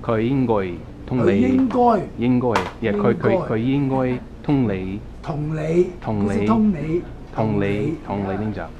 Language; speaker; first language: Chinese; non-native, fluent; English